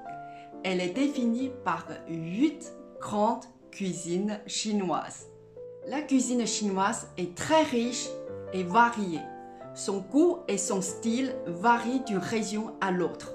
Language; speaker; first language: French; non-native, fluent; Chinese